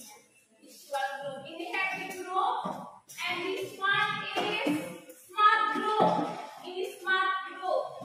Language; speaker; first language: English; non-native, fluent; Indonesian